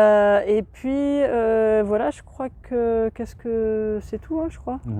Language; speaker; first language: French; native; French